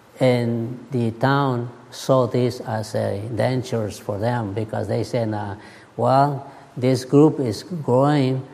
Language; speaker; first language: English; non-native, learner; Spanish